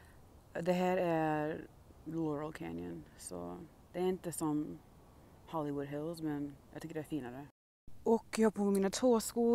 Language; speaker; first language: Swedish; early bilingual, heritage; Swedish